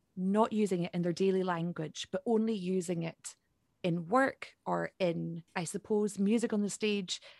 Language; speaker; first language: English; native; English